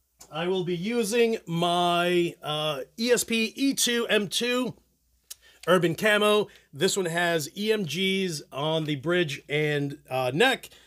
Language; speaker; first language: English; early bilingual, other home language; Spanish